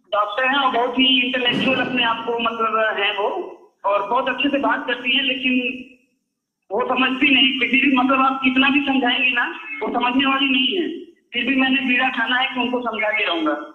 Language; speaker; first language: Hindi; native; Hindi